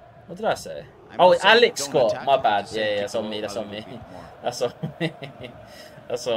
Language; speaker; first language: English; native; English